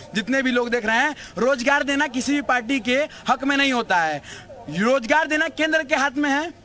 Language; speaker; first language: Hindi; native; Hindi